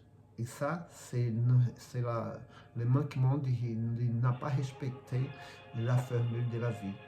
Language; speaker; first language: French; non-native, fluent; Portuguese